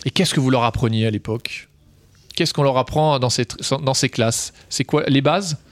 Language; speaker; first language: French; native; French